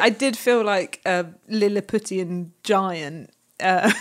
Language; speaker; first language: English; native; English